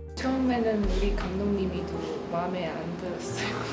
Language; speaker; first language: Korean; non-native, fluent; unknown